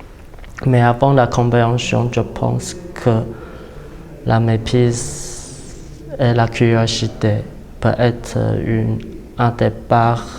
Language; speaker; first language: French; non-native, fluent; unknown